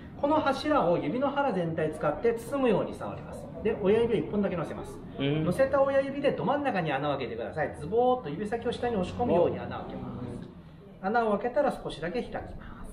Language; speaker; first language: Japanese; native; Japanese